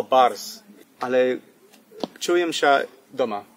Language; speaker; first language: Ukrainian; early bilingual, heritage; English